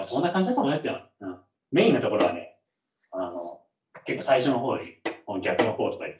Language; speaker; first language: Japanese; native; Japanese